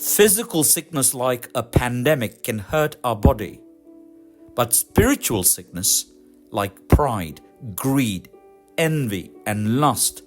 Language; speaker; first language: English; non-native, local second language; Malayalam